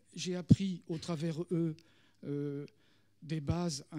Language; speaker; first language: French; native; French